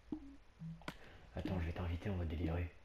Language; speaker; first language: French; native; French